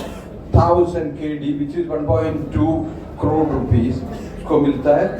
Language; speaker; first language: Hindi; non-native, local second language; Malayalam